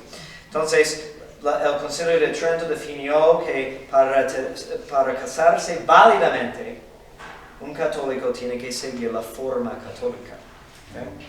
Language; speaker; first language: Spanish; non-native, fluent; English